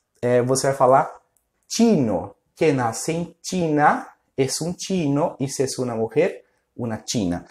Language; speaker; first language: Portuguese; non-native, fluent; Spanish